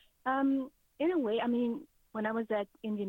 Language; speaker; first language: English; native; English